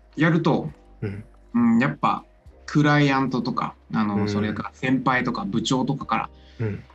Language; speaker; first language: Japanese; non-native, fluent; Chinese